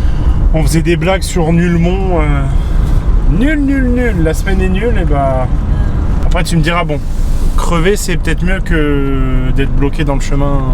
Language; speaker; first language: French; native; French